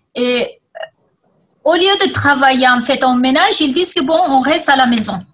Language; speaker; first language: French; non-native, fluent; Kurdish